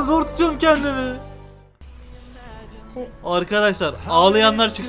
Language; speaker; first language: Turkish; native; Turkish